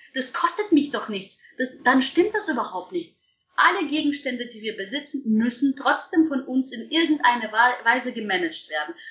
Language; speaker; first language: German; non-native, fluent; Russian